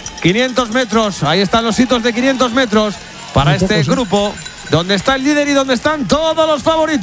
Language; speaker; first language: Spanish; native; Spanish